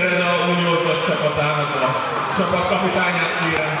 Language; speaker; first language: Hungarian; native; Hungarian